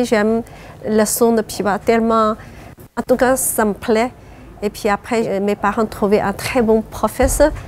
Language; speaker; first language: French; non-native, learner; Chinese